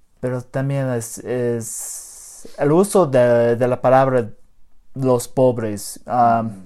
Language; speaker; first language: Spanish; early bilingual, heritage; English